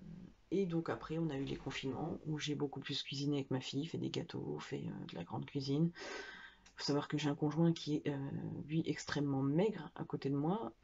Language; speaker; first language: French; native; French